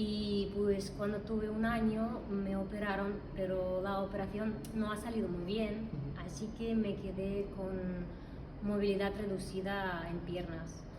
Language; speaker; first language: Spanish; non-native, fluent; Russian